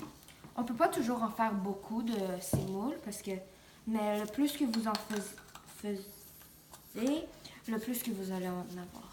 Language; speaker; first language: French; non-native, local second language; English